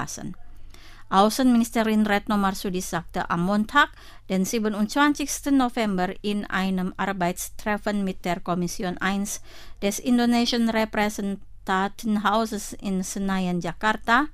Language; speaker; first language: German; non-native, fluent; Indonesian